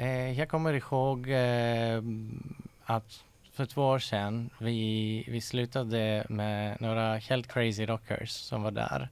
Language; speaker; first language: Swedish; non-native, fluent; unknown